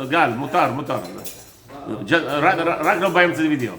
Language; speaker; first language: Hebrew; early bilingual, heritage; English